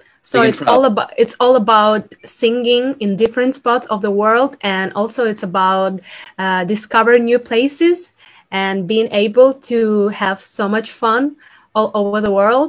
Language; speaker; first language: English; non-native, fluent; Ukrainian